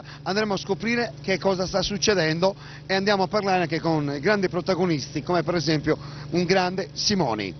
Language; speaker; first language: Italian; native; Italian